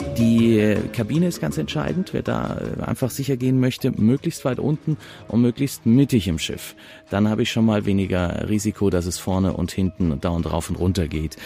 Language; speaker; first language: German; native; German